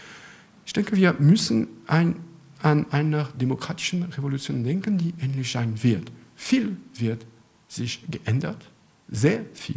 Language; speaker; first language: German; non-native, fluent; French